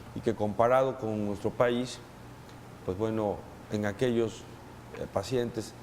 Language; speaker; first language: Spanish; native; Spanish